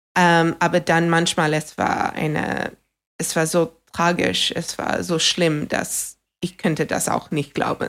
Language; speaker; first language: German; non-native, fluent; English